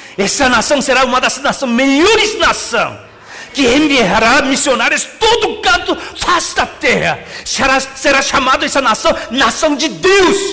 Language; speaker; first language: Portuguese; non-native, fluent; Korean